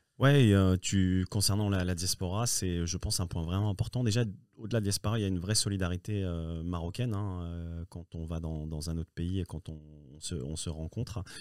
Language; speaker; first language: French; early bilingual, other home language; Riffian